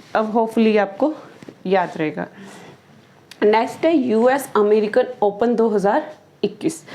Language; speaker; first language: Hindi; native; Hindi